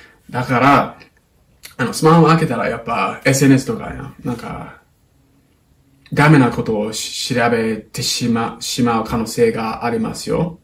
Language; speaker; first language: Japanese; non-native, fluent; English